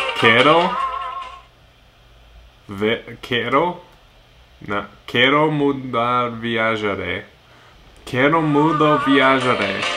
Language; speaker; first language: Portuguese; non-native, fluent; English